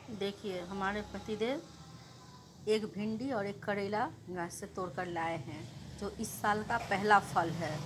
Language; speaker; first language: Hindi; native; Hindi